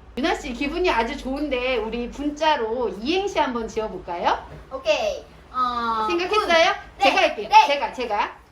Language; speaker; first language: Korean; non-native, learner; Vietnamese